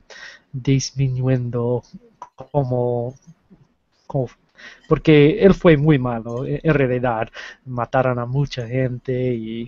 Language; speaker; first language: Spanish; non-native, learner; English